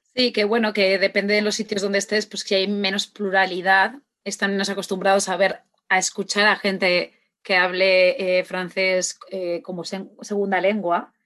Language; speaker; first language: Spanish; native; Spanish